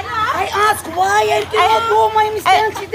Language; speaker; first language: English; non-native, learner; Russian